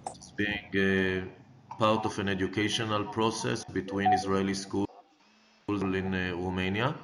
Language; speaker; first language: English; non-native, fluent; Hebrew